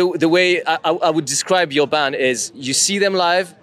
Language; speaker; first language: English; non-native, fluent; French